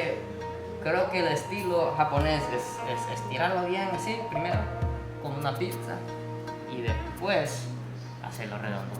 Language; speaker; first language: Spanish; non-native, fluent; Japanese